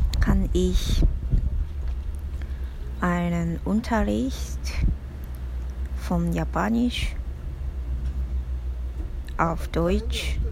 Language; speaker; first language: German; non-native, learner; Japanese